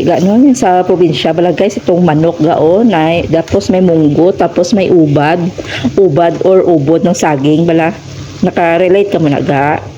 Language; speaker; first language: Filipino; non-native, local second language; Hiligaynon